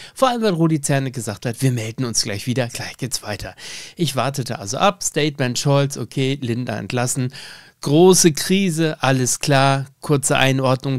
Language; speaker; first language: German; native; German